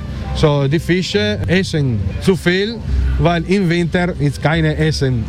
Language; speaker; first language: German; non-native, learner; Italian